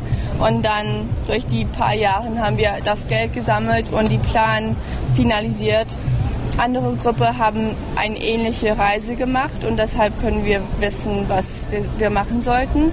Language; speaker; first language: German; early bilingual, heritage; German